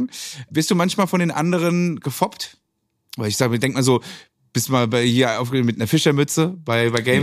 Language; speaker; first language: German; native; German